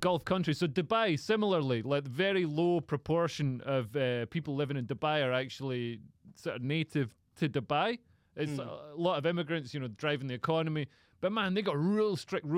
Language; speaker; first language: English; native; English